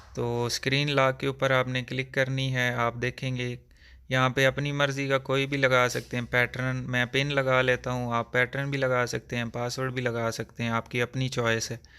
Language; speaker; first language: Urdu; native; Urdu